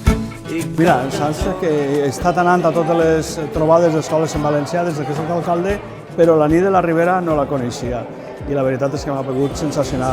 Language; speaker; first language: Catalan; native; Catalan